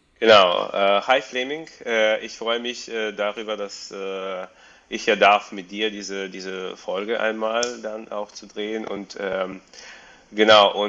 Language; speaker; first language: German; non-native, fluent; Russian